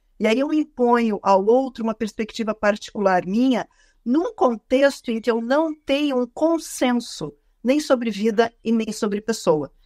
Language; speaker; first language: Portuguese; native; Portuguese